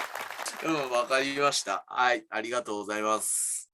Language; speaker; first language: Japanese; native; Japanese